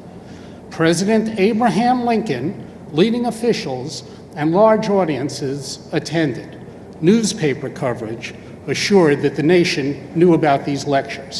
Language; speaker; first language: English; native; English